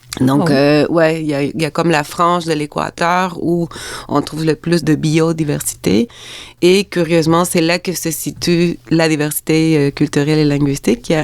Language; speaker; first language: French; non-native, fluent; Spanish